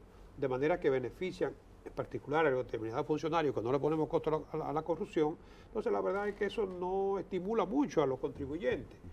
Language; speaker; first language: Spanish; native; Spanish